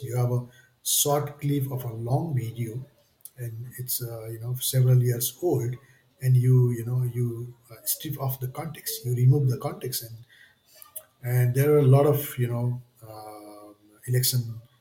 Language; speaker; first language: English; non-native, local second language; Nepali